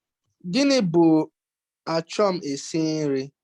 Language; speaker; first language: Igbo; non-native, learner; English